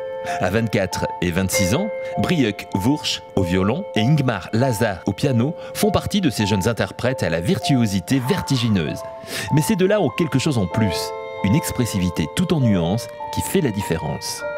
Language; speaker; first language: French; native; French